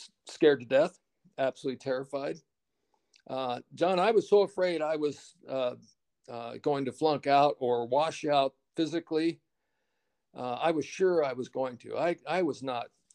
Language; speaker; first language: English; native; English